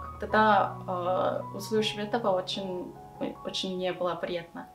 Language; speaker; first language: Russian; non-native, fluent; Korean